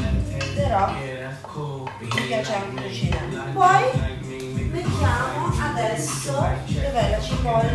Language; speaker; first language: Italian; early bilingual, other home language; Filipino